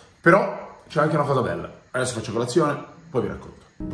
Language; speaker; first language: Italian; native; Italian